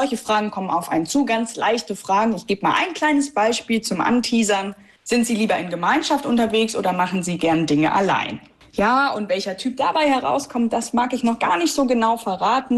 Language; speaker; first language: German; native; German